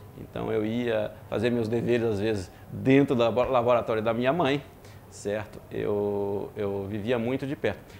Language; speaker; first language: Portuguese; early bilingual, other home language; French